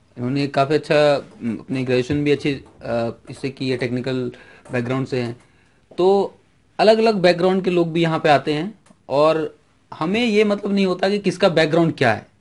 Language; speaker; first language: Hindi; native; Hindi